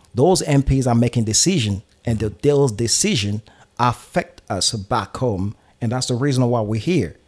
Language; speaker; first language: English; non-native, fluent; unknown